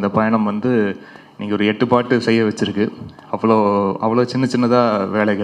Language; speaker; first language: Tamil; native; Tamil